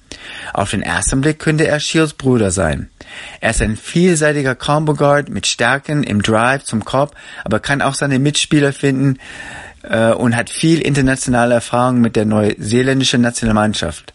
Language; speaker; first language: German; native; German